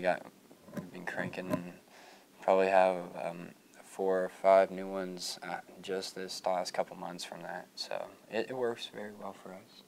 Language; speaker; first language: English; native; English